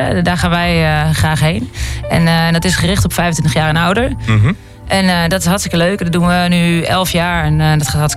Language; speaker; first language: Dutch; native; Dutch